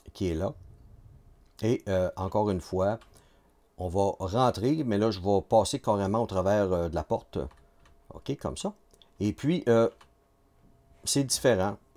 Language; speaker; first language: French; native; French